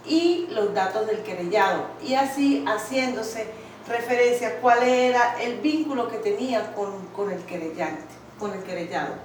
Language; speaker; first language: Spanish; native; Spanish